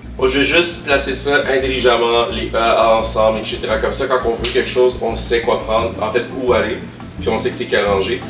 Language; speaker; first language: French; early bilingual, other home language; Haitian Creole